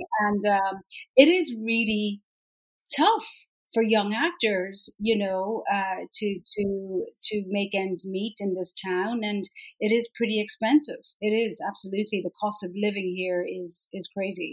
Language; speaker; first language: English; native; English